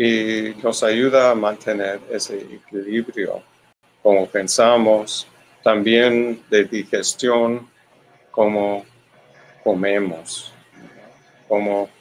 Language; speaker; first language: Spanish; non-native, learner; English